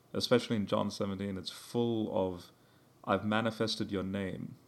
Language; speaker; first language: English; early bilingual, heritage; English